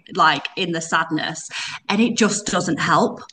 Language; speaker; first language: English; native; English